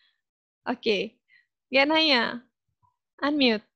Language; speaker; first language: English; non-native, learner; Indonesian